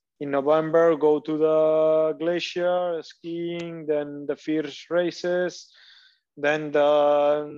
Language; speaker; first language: English; non-native, learner; Catalan